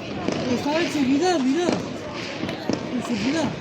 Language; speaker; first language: Spanish; native; Spanish